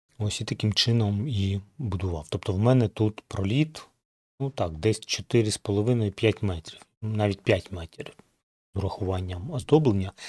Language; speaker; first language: Ukrainian; non-native, local second language; Russian